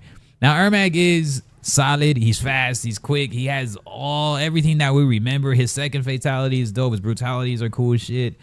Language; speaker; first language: English; native; English